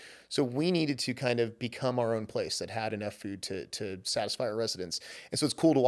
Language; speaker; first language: English; native; English